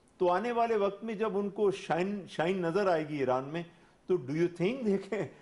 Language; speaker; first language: Urdu; non-native, local second language; Pashto